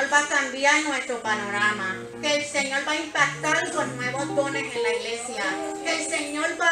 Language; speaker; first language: Spanish; native; Spanish